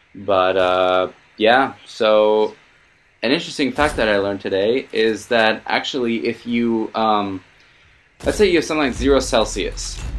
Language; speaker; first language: English; early bilingual, other home language; German